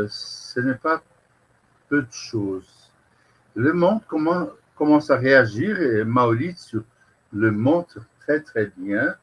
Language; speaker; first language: French; non-native, fluent; Portuguese